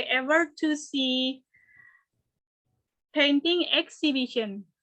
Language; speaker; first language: English; non-native, learner; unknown